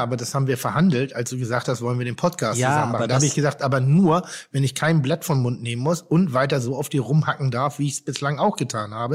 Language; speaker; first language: German; native; German